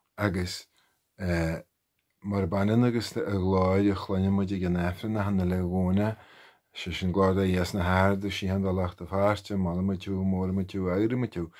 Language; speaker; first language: Irish; native; Irish